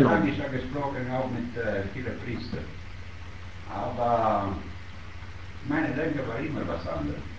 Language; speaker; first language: German; non-native, learner; Italian